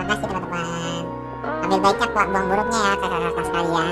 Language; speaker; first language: Indonesian; native; Indonesian